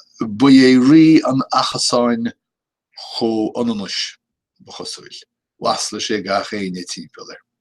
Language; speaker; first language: Irish; native; Irish